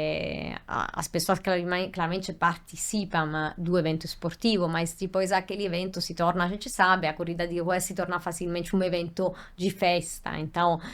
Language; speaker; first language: Portuguese; non-native, fluent; Italian